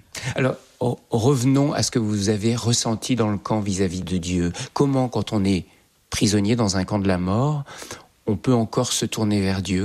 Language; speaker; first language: French; native; French